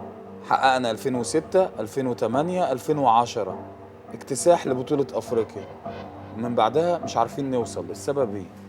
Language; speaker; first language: Arabic; native; Arabic